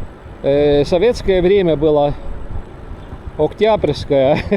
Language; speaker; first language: Russian; non-native, local second language; Estonian